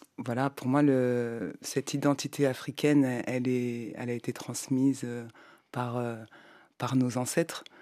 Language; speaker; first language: French; early bilingual, other home language; Kabuverdianu